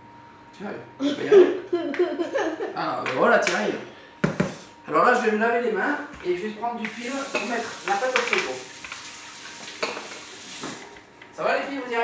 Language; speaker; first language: French; native; French